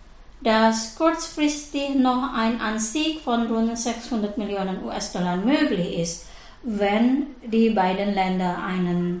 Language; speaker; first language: German; non-native, fluent; Indonesian